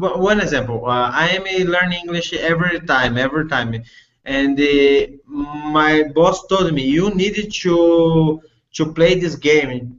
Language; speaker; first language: English; non-native, learner; Portuguese